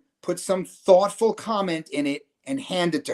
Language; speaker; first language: English; native; English